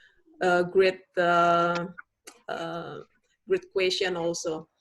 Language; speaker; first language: English; non-native, fluent; Indonesian